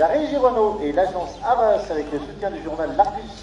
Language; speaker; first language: French; native; French